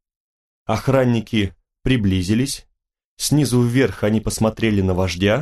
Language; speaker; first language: Russian; native; Russian